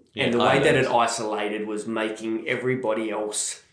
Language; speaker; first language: English; native; English